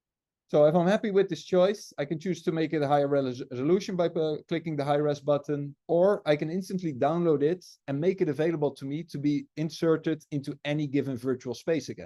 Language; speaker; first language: English; non-native, fluent; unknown